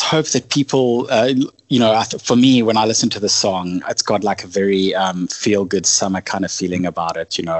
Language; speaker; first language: English; native; English